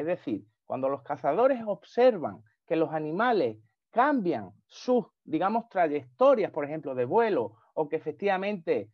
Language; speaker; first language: Spanish; native; Spanish